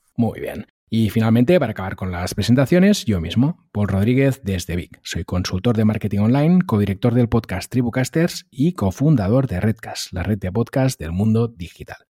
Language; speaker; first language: Spanish; non-native, local second language; Catalan